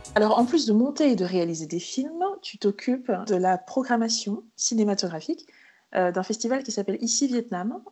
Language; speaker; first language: French; native; French